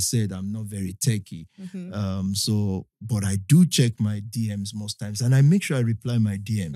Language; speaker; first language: English; non-native, local second language; Yoruba